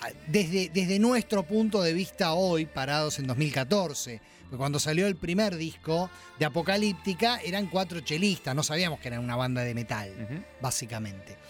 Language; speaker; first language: Spanish; native; Spanish